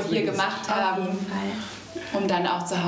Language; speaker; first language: German; native; German